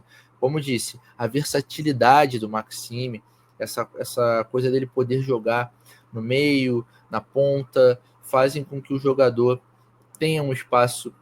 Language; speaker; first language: Portuguese; native; Portuguese